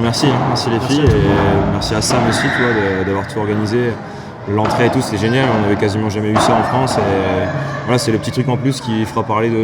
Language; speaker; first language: French; native; French